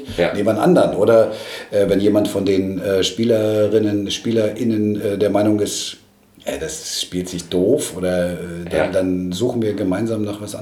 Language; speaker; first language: German; native; German